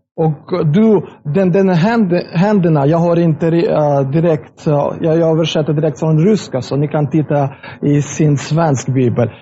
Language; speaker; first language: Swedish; non-native, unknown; Russian